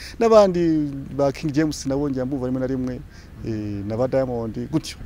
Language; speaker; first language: Kinyarwanda; early bilingual, heritage; Kinyarwanda